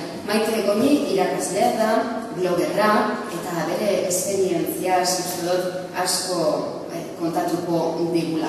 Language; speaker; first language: Basque; native; Basque